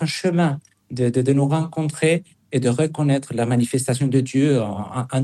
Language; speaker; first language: French; non-native, fluent; Spanish